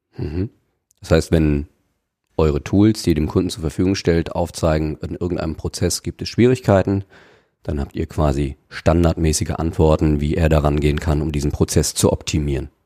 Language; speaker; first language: German; native; German